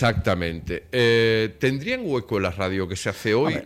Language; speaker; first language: Spanish; native; Spanish